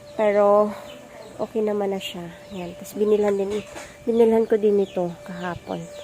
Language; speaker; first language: Filipino; non-native, local second language; Bikol